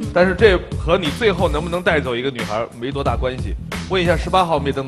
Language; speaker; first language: Chinese; native; Chinese